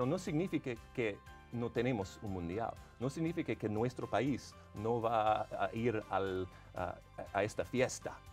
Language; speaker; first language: Spanish; non-native, fluent; English